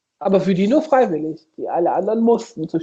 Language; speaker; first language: German; native; German